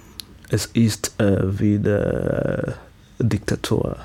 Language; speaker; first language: German; non-native, learner; Swahili